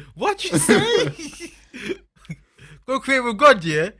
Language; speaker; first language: English; non-native, local second language; Akan